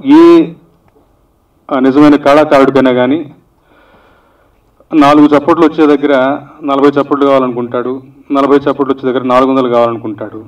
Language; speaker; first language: Telugu; native; Telugu